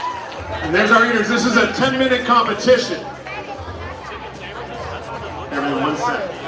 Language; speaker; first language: English; native; English